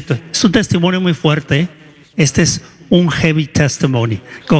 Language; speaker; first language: Spanish; native; Spanish